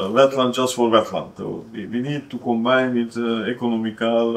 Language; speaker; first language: English; non-native, learner; Hungarian